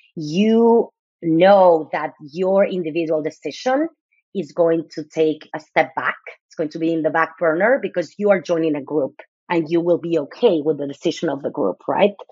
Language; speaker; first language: English; non-native, fluent; Spanish